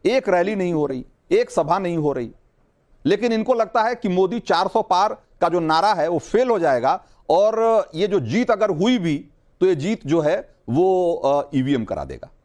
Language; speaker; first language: Hindi; native; Hindi